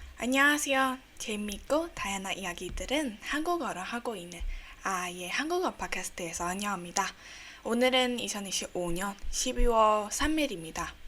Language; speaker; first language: Korean; non-native, fluent; Burmese